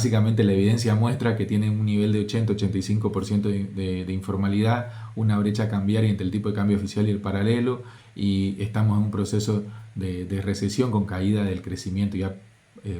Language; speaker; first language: Spanish; native; Spanish